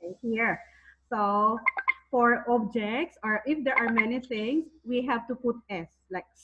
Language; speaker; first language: English; non-native, fluent; Thai